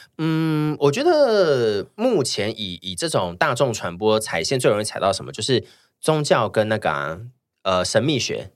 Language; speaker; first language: Chinese; native; Chinese